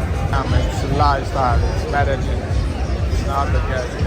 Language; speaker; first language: English; non-native, learner; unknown